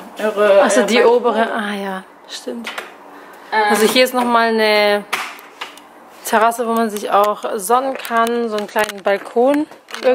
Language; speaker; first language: German; native; German